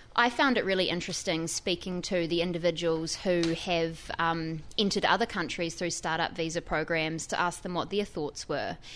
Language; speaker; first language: English; native; English